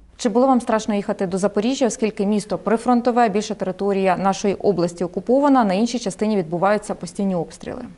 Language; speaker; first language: Ukrainian; native; Ukrainian